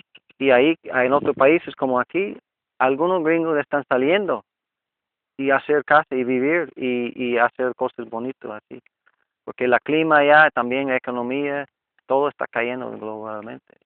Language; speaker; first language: Spanish; non-native, learner; English